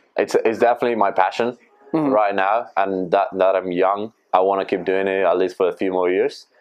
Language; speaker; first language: English; non-native, fluent; Spanish